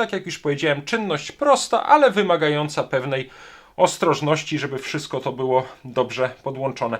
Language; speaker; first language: Polish; native; Polish